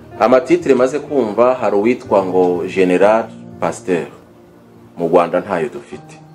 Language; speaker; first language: Kinyarwanda; early bilingual, heritage; Kinyarwanda